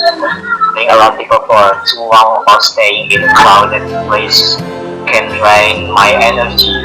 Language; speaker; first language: English; non-native, learner; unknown